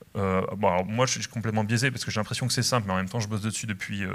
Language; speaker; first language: French; native; French